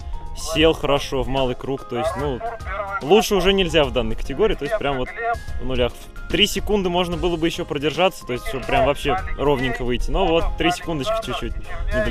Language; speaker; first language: Russian; native; Russian